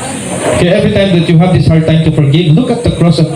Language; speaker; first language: English; non-native, local second language; Filipino